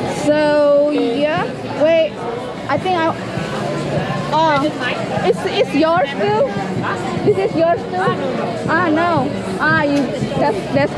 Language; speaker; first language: English; non-native, learner; Indonesian